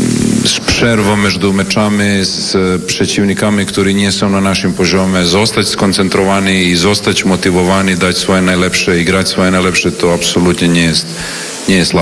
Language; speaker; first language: Polish; non-native, learner; Serbian